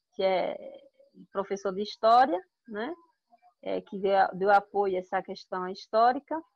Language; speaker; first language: Portuguese; non-native, fluent; French